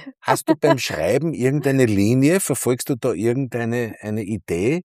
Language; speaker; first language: German; native; German